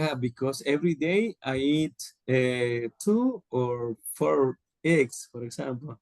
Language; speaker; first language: English; non-native, learner; Spanish